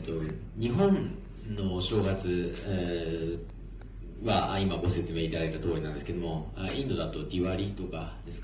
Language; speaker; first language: Japanese; native; Japanese